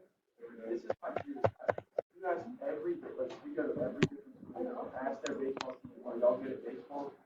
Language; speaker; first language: English; native; English